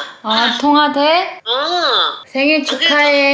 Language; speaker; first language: Korean; native; Korean